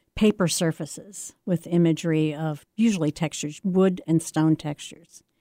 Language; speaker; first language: English; native; English